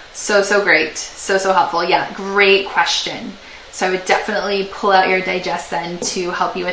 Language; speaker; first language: English; native; English